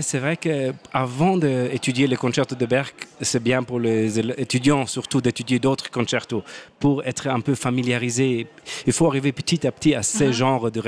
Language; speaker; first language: French; non-native, fluent; German